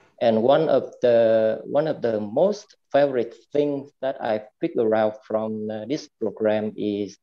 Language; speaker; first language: English; non-native, fluent; Vietnamese